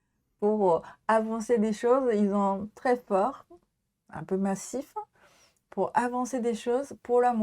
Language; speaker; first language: French; non-native, learner; Japanese